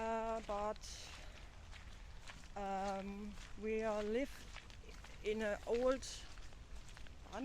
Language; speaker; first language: English; non-native, learner; German